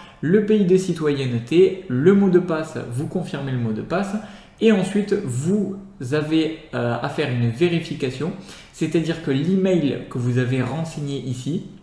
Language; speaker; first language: French; native; French